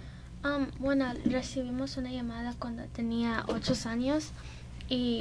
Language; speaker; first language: Spanish; early bilingual, heritage; Spanish